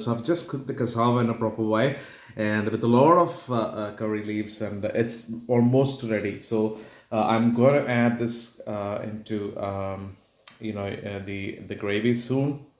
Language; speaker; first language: English; non-native, local second language; Malayalam